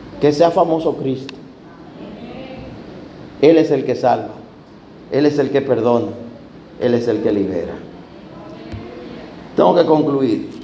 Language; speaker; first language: Spanish; native; Spanish